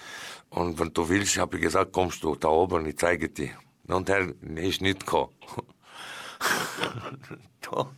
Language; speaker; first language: German; non-native, learner; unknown